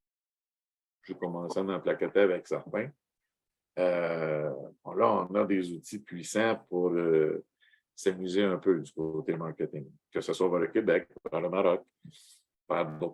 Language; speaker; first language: French; native; French